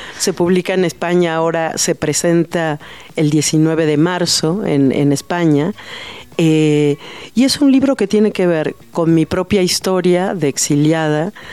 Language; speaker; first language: Spanish; native; Spanish